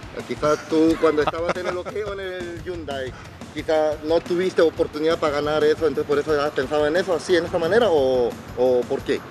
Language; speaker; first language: Spanish; non-native, fluent; Korean